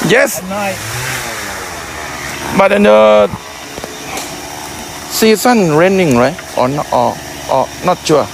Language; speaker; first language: English; non-native, learner; Thai